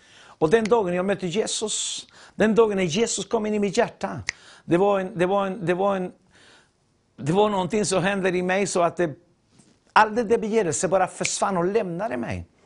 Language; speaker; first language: Swedish; non-native, fluent; Spanish